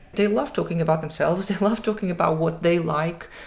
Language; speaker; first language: English; non-native, fluent; Portuguese